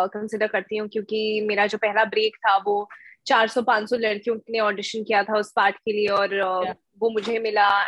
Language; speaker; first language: Hindi; native; Hindi